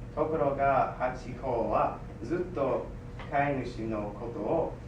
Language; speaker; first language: Japanese; non-native, learner; English